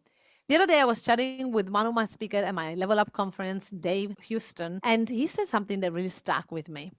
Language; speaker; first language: English; non-native, fluent; Italian